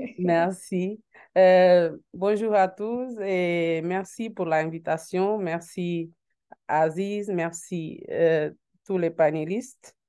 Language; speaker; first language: French; non-native, learner; Portuguese